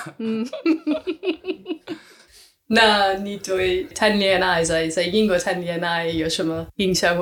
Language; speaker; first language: Chinese; non-native, learner; English